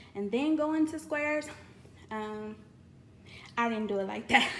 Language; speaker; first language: English; native; English